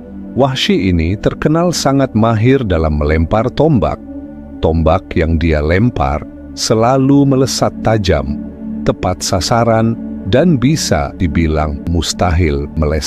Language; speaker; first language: Indonesian; native; Indonesian